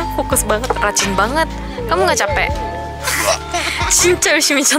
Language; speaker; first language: Korean; native; Korean